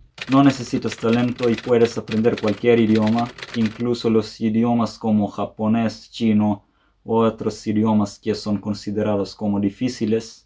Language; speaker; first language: Spanish; non-native, fluent; Serbian